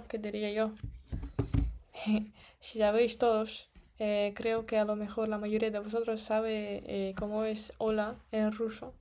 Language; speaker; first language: Spanish; non-native, fluent; Russian